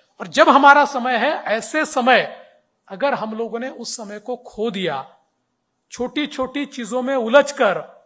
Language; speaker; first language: Hindi; non-native, local second language; Marathi